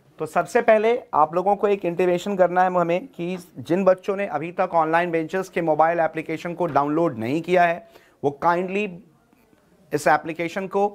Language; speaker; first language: Hindi; native; Hindi